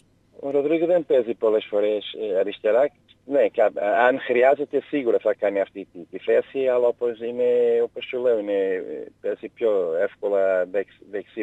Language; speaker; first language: Greek; non-native, learner; Portuguese